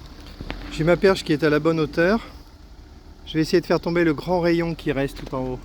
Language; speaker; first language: French; native; French